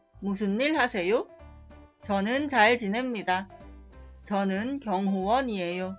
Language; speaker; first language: Korean; non-native, fluent; Spanish